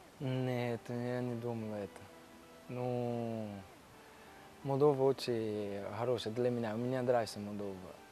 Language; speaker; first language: Russian; non-native, learner; Portuguese